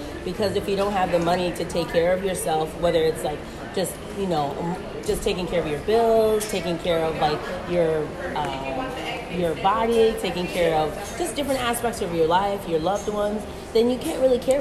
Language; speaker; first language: English; native; English